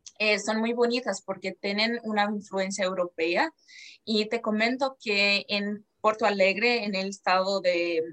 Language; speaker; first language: Spanish; non-native, fluent; Portuguese